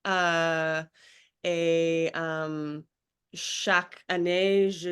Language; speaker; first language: French; non-native, learner; English